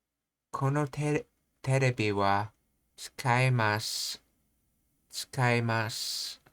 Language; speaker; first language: Japanese; non-native, learner; English